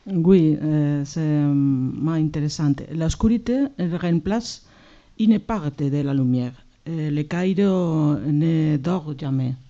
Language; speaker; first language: French; non-native, learner; Spanish